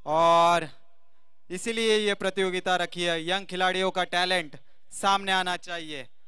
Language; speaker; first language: Hindi; non-native, local second language; Marathi